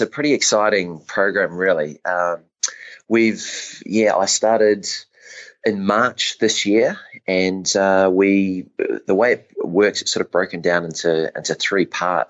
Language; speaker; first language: English; native; English